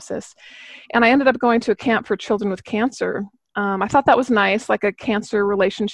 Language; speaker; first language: English; native; English